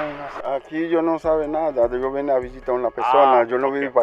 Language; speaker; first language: Spanish; non-native, learner; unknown